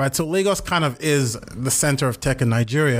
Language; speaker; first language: English; non-native, local second language; Yoruba